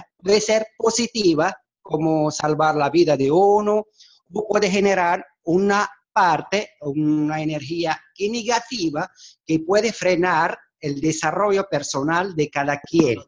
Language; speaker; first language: Spanish; non-native, fluent; Arabic